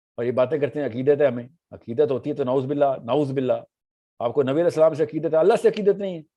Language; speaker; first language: Urdu; native; Urdu